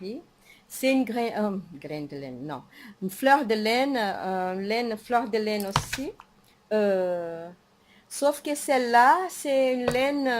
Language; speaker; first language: French; non-native, fluent; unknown